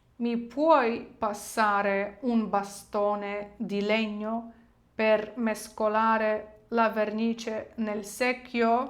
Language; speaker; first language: Italian; non-native, fluent; Ukrainian